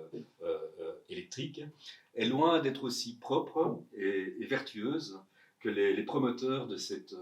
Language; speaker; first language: French; native; French